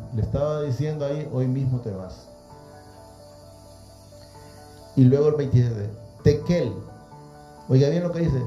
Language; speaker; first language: Spanish; native; Spanish